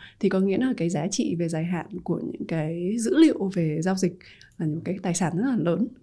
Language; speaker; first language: Vietnamese; native; Vietnamese